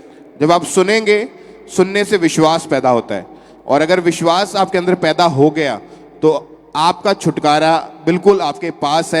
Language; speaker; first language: Hindi; native; Hindi